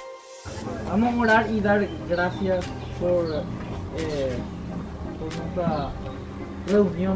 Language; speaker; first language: Spanish; native; Spanish